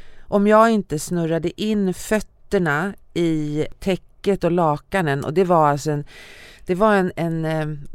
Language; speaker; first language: Swedish; native; Swedish